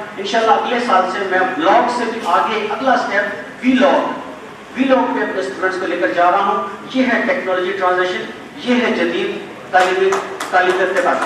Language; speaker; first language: Urdu; non-native, local second language; Sindhi